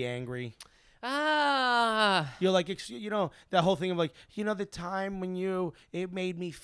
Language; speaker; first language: English; early bilingual, other home language; Spanish